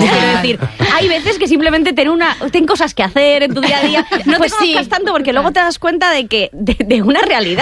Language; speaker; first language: Spanish; native; Spanish